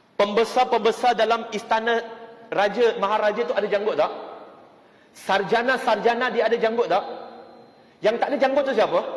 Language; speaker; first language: Malay; non-native, local second language; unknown